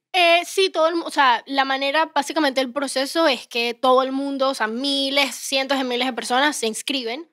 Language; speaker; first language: Spanish; native; Spanish